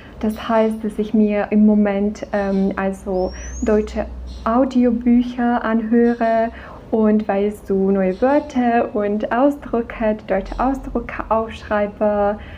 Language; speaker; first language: German; non-native, fluent; Czech